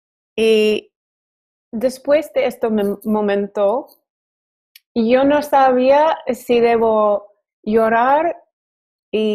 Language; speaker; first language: Spanish; non-native, learner; English